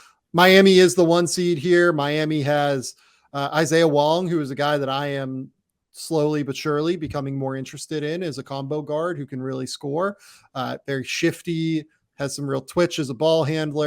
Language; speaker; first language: English; native; English